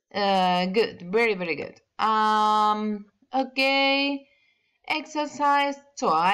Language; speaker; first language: English; non-native, learner; Spanish